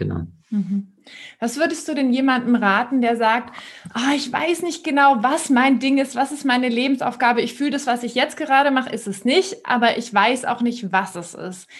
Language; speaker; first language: German; native; German